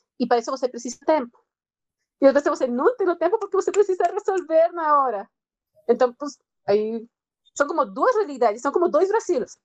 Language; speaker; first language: Portuguese; non-native, fluent; Spanish